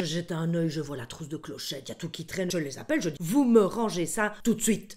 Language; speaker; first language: French; native; French